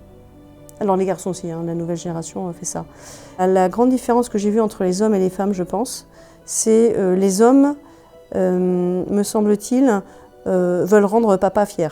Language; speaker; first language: French; native; French